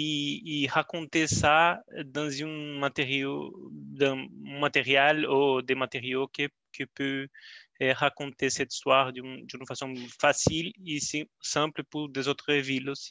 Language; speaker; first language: French; non-native, learner; Portuguese